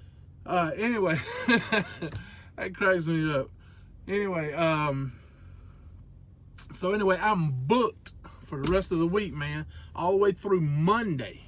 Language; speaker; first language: English; native; English